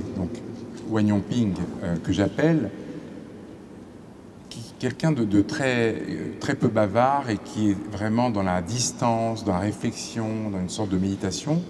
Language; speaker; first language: French; native; French